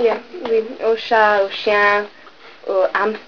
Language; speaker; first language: French; non-native, learner; English